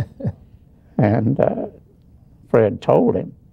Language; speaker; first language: English; native; English